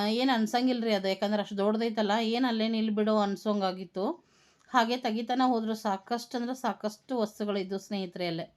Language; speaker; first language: Kannada; native; Kannada